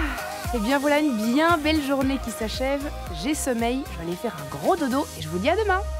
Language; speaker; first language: French; native; French